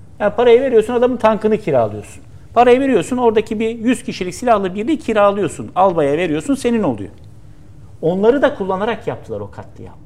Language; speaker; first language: Turkish; native; Turkish